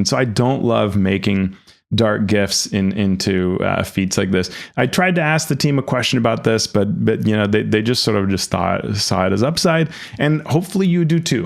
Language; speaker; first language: English; native; English